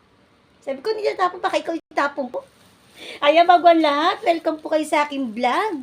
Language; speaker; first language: Filipino; native; Filipino